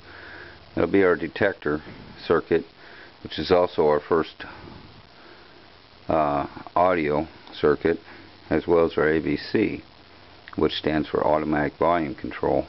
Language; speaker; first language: English; native; English